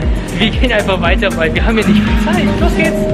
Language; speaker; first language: German; native; German